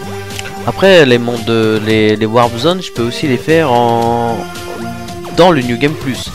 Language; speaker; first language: French; native; French